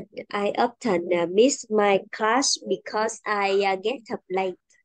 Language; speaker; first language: English; non-native, learner; Vietnamese